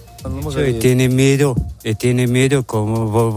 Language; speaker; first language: Spanish; non-native, learner; Arabic